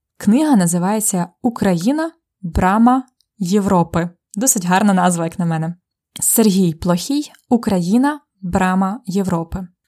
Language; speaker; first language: Ukrainian; native; Ukrainian